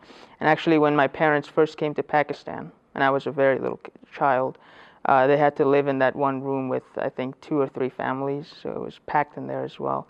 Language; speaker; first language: English; early bilingual, other home language; Persian